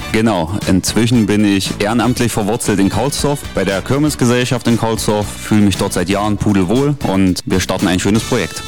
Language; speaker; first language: German; native; German